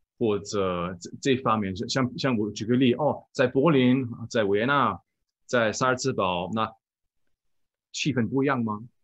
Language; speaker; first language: Chinese; non-native, fluent; German